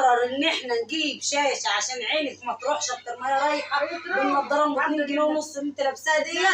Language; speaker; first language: Arabic; native; Arabic